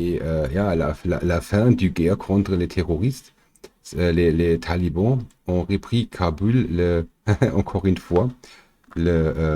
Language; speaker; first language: French; non-native, learner; German